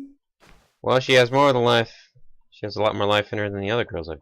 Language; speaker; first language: English; native; English